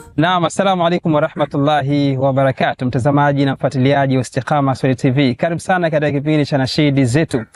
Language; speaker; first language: Swahili; native; Swahili